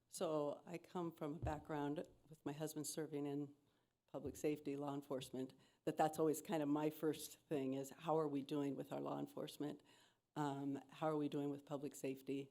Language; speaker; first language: English; native; English